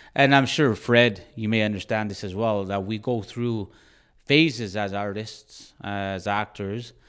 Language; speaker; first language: English; native; English